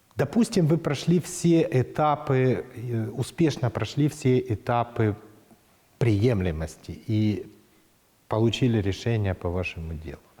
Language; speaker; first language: Russian; native; Russian